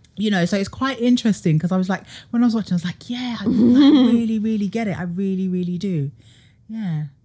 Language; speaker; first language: English; native; English